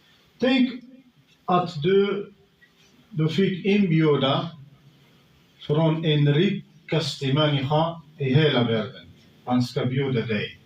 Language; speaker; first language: Swedish; non-native, fluent; Arabic